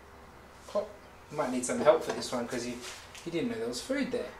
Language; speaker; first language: English; native; English